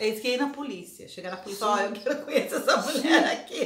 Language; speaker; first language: Portuguese; native; Portuguese